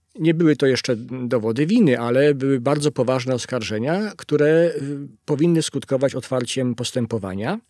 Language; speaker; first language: Polish; native; Polish